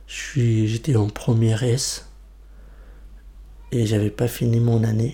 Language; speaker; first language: French; non-native, fluent; Kurdish